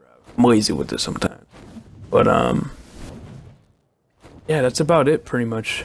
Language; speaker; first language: English; native; English